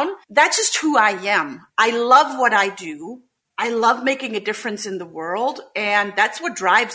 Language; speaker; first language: English; non-native, fluent; German